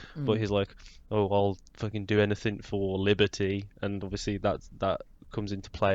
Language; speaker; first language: English; native; English